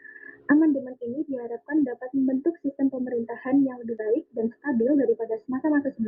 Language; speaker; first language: Indonesian; native; Indonesian